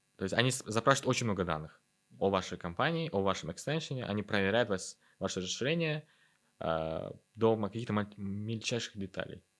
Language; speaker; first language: Russian; non-native, local second language; Uzbek